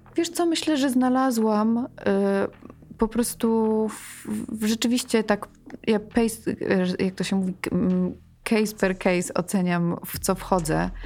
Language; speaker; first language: Polish; early bilingual, heritage; Polish